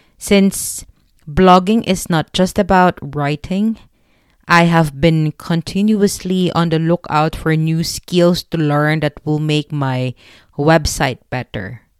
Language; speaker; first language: English; non-native, local second language; Filipino